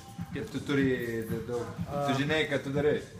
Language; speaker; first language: Lithuanian; non-native, learner; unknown